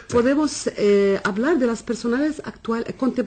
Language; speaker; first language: Spanish; non-native, fluent; Arabic